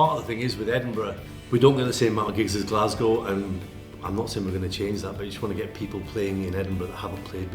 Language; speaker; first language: English; native; English